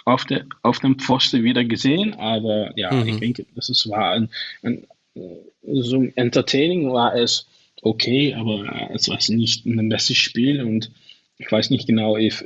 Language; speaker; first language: German; non-native, learner; Dutch